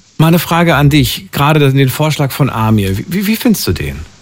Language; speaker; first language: German; native; German